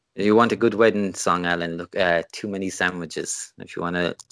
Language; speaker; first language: English; native; English